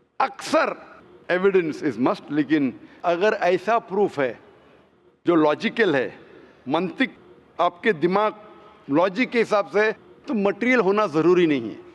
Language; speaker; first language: Hindi; non-native, local second language; Konkani